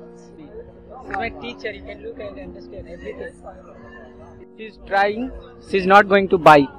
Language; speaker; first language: English; non-native, learner; Hindi